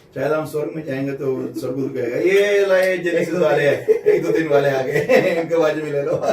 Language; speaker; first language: Hindi; non-native, local second language; Marathi